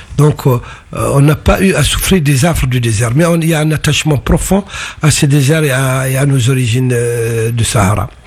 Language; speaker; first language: French; non-native, local second language; Arabic